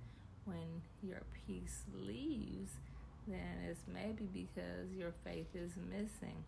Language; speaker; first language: English; native; English